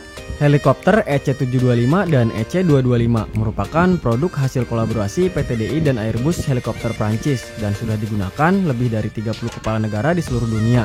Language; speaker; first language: Indonesian; native; Indonesian